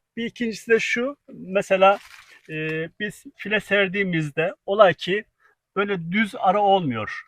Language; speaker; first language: Turkish; native; Turkish